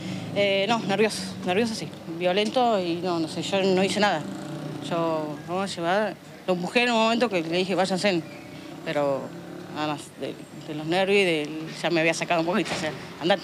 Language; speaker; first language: Spanish; native; Spanish